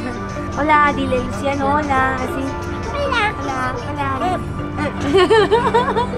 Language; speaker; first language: Spanish; native; Spanish